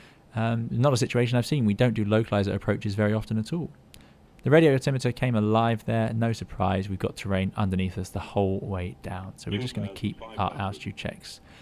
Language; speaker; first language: English; native; English